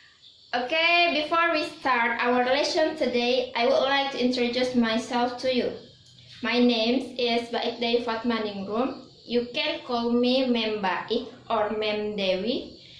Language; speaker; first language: English; non-native, learner; Indonesian